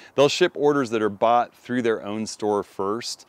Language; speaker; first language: English; native; English